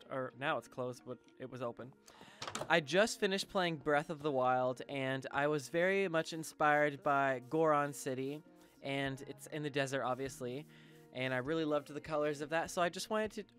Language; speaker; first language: English; native; English